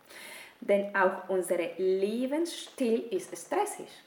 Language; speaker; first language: German; non-native, fluent; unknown